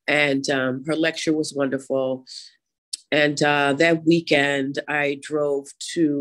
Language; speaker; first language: English; native; English